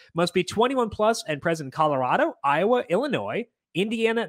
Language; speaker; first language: English; native; English